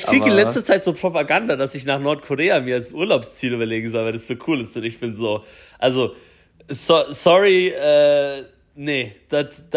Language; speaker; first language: German; native; German